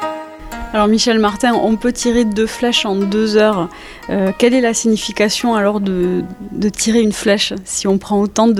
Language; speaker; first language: French; native; French